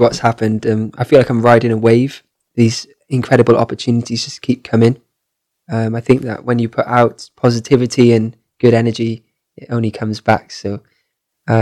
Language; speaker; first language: English; native; English